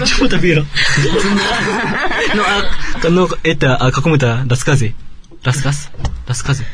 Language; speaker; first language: Russian; non-native, learner; Japanese